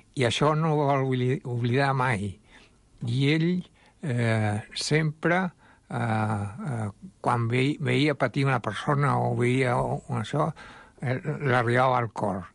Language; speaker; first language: Catalan; early bilingual, other home language; Spanish